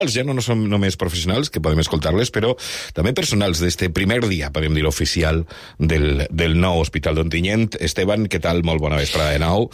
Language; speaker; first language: Catalan; native; Catalan